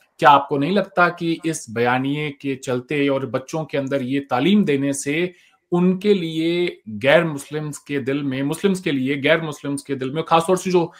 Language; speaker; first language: Hindi; native; Hindi